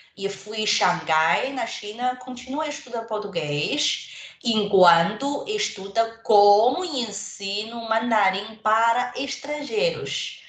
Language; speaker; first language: Portuguese; non-native, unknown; Chinese